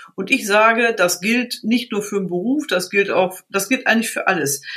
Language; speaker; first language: German; native; German